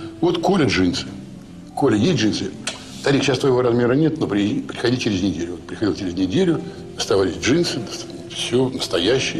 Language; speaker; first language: Russian; native; Russian